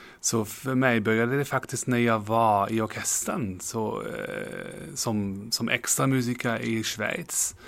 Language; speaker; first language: Swedish; non-native, fluent; German